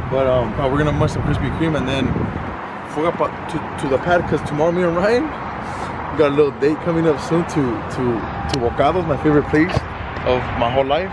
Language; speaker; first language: English; early bilingual, other home language; Spanish